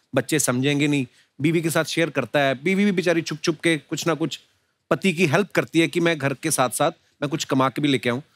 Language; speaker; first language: Hindi; native; Hindi